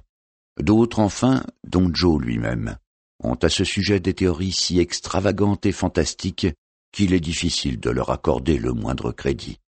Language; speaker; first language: French; native; French